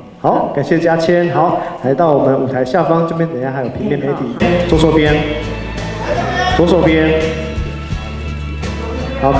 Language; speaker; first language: Chinese; native; Chinese